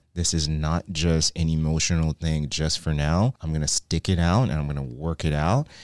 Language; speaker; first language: English; non-native, fluent; Haitian Creole